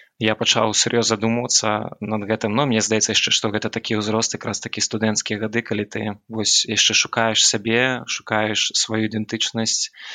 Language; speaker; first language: Belarusian; non-native, local second language; Russian